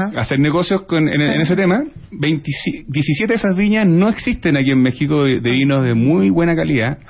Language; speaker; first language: Spanish; native; Spanish